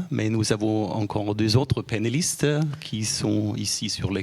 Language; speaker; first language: French; non-native, fluent; German